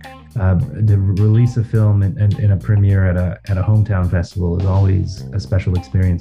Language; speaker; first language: English; native; English